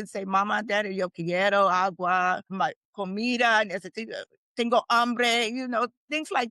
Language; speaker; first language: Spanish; non-native, learner; English